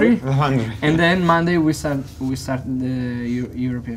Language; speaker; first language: English; non-native, learner; Italian